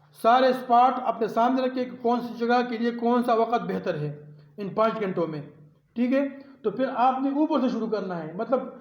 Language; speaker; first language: Urdu; non-native, local second language; Pashto